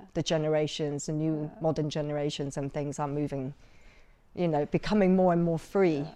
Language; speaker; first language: English; early bilingual, other home language; Cantonese